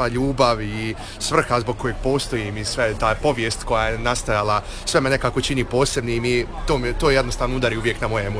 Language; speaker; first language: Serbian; early bilingual, heritage; Serbian